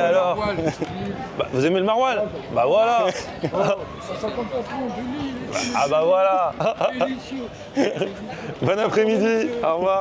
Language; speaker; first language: French; native; French